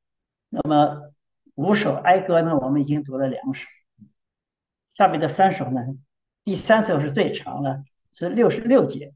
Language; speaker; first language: Chinese; native; Chinese